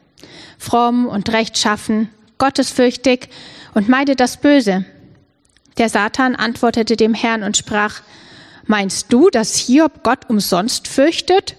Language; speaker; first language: German; native; German